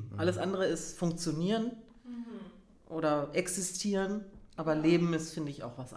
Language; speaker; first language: German; native; German